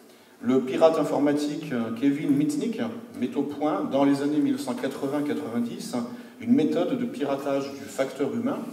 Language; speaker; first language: French; native; French